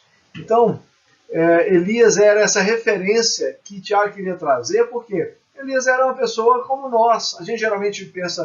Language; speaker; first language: Portuguese; native; Portuguese